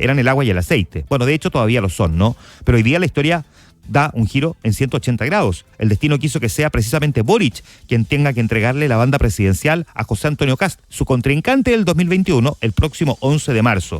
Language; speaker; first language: Spanish; native; Spanish